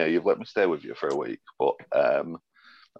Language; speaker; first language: English; native; English